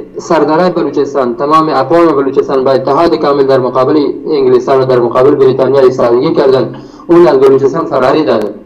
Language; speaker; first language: Persian; non-native, local second language; Baluchi